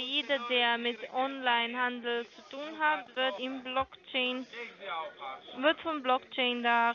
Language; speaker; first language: German; non-native, learner; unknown